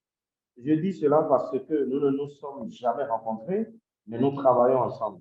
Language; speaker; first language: French; non-native, local second language; Yoruba